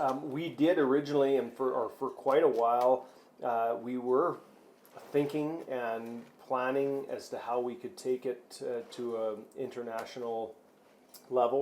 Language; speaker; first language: English; native; English